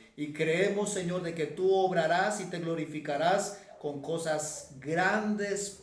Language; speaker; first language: Spanish; native; Spanish